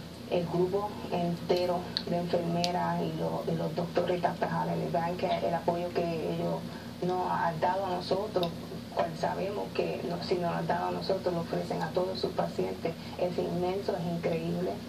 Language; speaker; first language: Spanish; early bilingual, heritage; Spanish